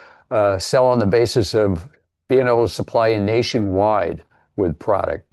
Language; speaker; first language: English; native; English